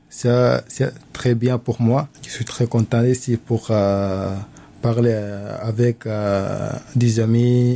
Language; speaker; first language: French; non-native, learner; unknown